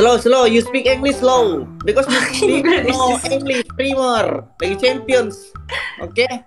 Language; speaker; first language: English; non-native, learner; Indonesian